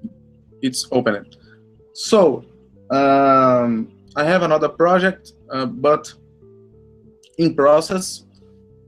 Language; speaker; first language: English; non-native, learner; Portuguese